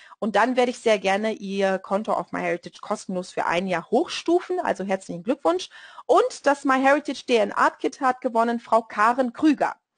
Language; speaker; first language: German; non-native, fluent; Portuguese